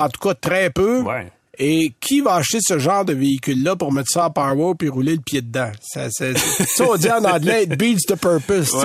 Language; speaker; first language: French; native; French